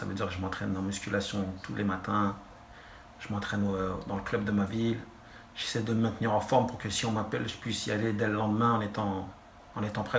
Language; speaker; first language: French; native; French